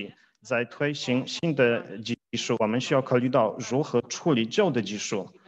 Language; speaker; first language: Chinese; non-native, fluent; Polish